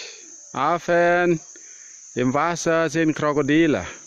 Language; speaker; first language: German; non-native, learner; Thai